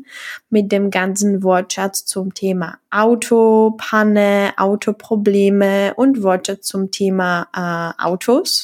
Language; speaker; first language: German; non-native, fluent; Czech